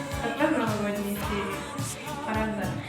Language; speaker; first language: Russian; non-native, local second language; Kazakh